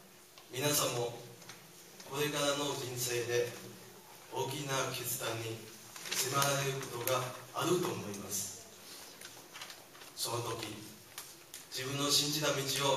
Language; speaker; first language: Japanese; non-native, fluent; Chinese